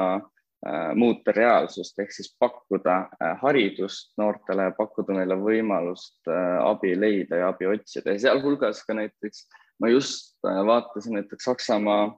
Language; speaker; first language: Estonian; native; Estonian